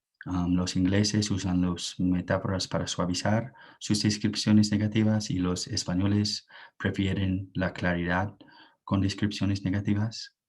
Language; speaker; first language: Spanish; non-native, fluent; English